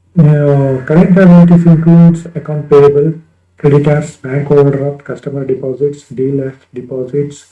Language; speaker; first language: English; non-native, local second language; Kannada